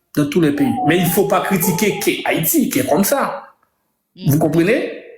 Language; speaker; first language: French; non-native, local second language; Haitian Creole